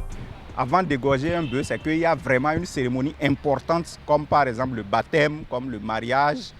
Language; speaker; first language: French; non-native, local second language; Fula